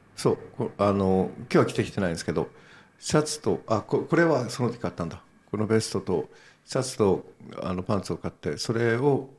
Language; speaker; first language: Japanese; native; Japanese